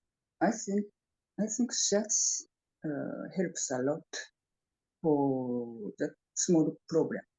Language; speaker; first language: English; non-native, fluent; Japanese